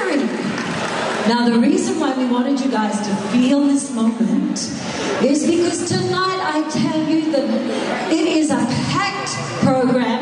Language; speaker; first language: English; native; English